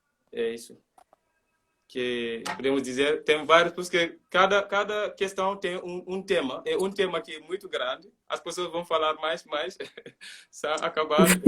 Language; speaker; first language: Portuguese; non-native, learner; Mandingo